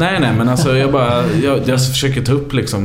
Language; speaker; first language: Swedish; native; Swedish